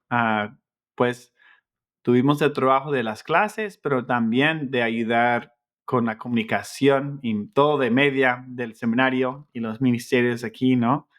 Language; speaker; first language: Spanish; non-native, fluent; English